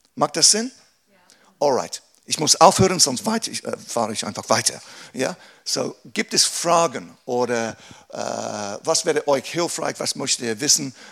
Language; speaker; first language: German; non-native, fluent; English